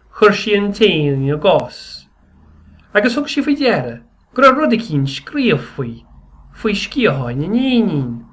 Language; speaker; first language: Irish; native; Irish